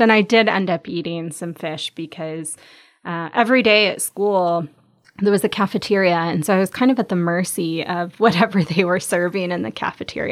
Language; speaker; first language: English; native; English